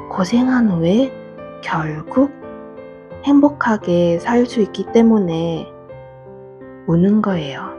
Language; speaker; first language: Korean; non-native, fluent; Vietnamese